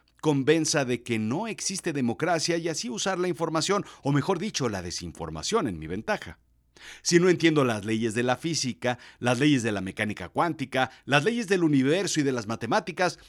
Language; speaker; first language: Spanish; native; Spanish